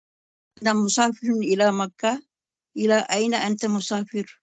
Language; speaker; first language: Arabic; non-native, learner; Tamil